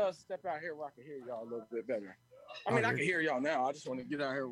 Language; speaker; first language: English; native; English